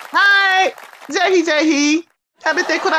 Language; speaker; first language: Japanese; non-native, learner; Chinese